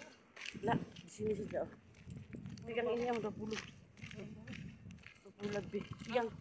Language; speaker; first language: Indonesian; non-native, learner; Filipino